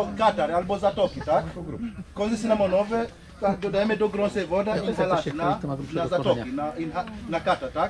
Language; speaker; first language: Polish; non-native, learner; Swahili